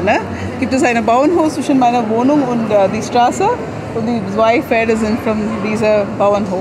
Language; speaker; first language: German; non-native, learner; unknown